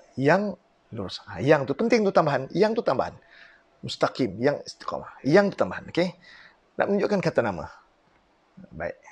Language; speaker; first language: Malay; native; Malay